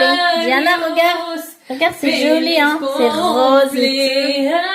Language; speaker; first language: French; non-native, learner; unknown